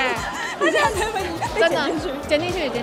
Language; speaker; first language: Chinese; native; Chinese